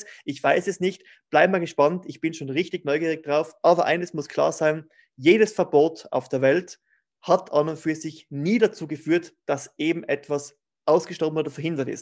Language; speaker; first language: German; native; German